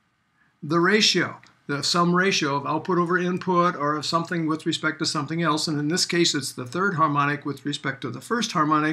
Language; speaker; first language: English; native; English